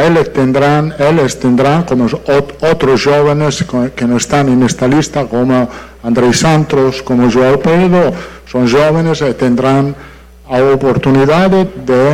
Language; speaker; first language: Portuguese; non-native, fluent; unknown